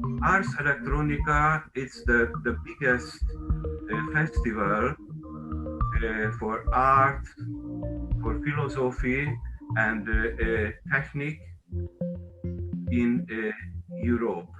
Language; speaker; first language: English; non-native, learner; Hungarian